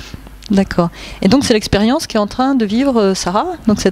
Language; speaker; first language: French; native; French